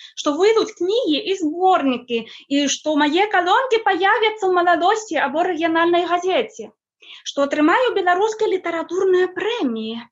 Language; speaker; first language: Belarusian; non-native, fluent; Spanish